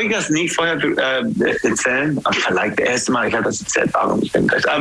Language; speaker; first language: German; non-native, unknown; English